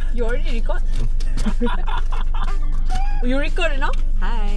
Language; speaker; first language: English; non-native, learner; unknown